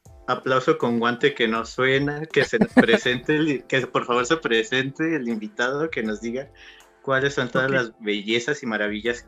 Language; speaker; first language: Spanish; native; Spanish